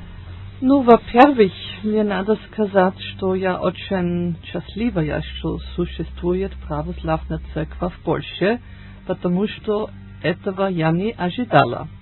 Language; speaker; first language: Russian; non-native, learner; German